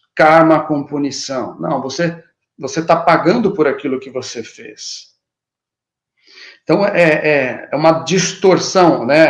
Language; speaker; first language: Portuguese; native; Portuguese